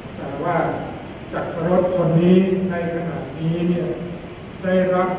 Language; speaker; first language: Thai; native; Thai